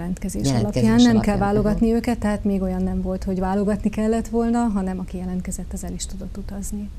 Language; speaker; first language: Hungarian; native; Hungarian